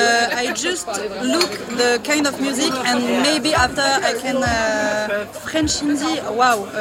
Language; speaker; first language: English; non-native, learner; French